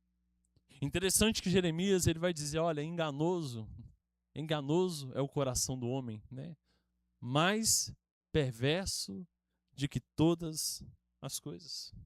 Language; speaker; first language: Portuguese; native; Portuguese